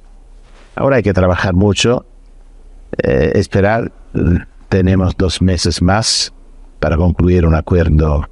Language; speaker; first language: Spanish; non-native, fluent; Italian